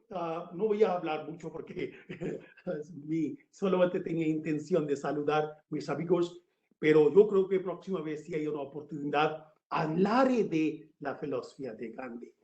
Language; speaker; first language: Spanish; non-native, fluent; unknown